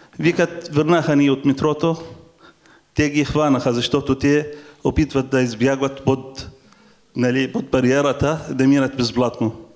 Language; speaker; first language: Bulgarian; non-native, fluent; Arabic